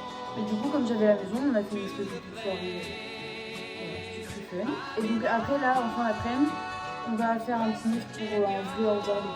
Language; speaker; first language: French; native; French